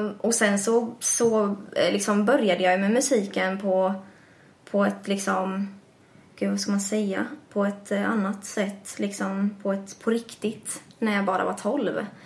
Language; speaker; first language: Swedish; early bilingual, other home language; English